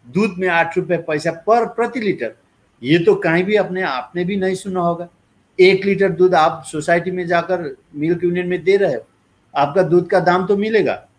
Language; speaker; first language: Hindi; non-native, local second language; Nepali